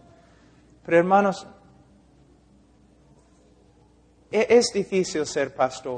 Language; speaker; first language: Spanish; non-native, fluent; English